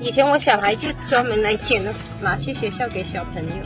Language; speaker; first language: Chinese; native; Chinese